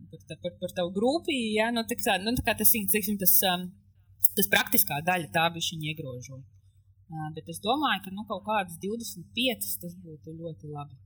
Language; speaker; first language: Latvian; native; Latvian